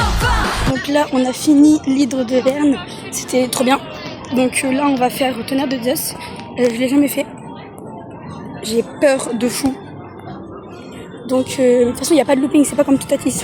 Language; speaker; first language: French; native; French